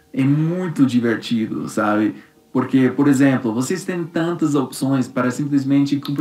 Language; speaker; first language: Portuguese; non-native, fluent; English